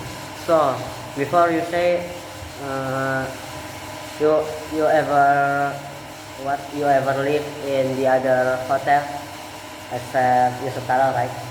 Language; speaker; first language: English; non-native, learner; Indonesian